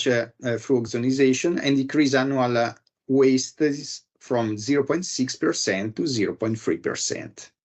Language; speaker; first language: English; non-native, fluent; Italian